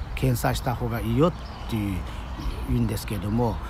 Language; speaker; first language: Japanese; non-native, fluent; Chinese